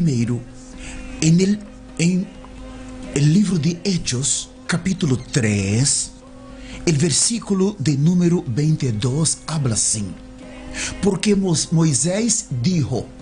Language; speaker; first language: Spanish; non-native, learner; Portuguese